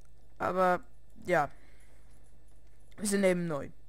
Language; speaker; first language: German; early bilingual, other home language; Russian